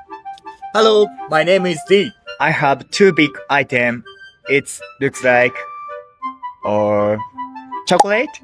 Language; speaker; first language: English; non-native, learner; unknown